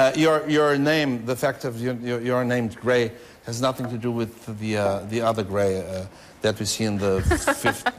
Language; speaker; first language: English; non-native, fluent; Portuguese